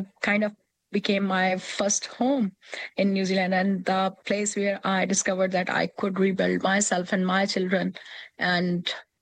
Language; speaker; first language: English; non-native, local second language; Punjabi